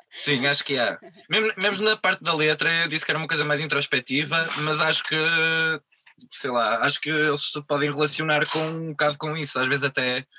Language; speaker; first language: Portuguese; native; Portuguese